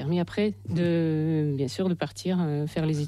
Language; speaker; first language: French; non-native, fluent; Russian